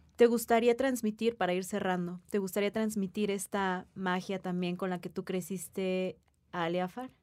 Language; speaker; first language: Spanish; native; Spanish